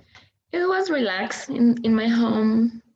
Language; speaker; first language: English; non-native, learner; Spanish